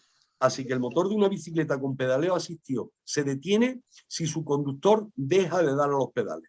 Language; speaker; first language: Spanish; native; Spanish